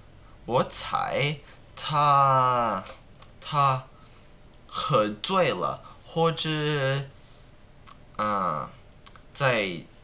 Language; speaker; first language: Chinese; non-native, learner; English